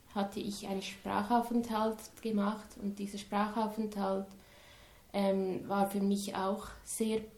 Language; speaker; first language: German; native; German